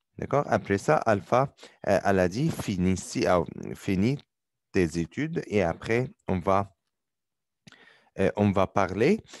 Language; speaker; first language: French; non-native, learner; Arabic